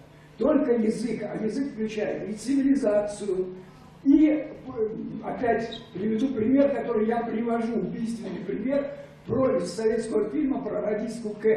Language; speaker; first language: Russian; native; Russian